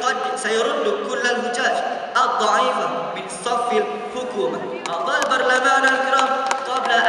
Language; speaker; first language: Arabic; non-native, learner; Malay